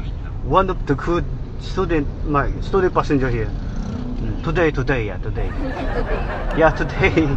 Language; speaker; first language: English; non-native, learner; Korean